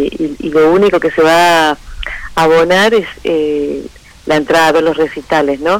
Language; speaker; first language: Spanish; native; Spanish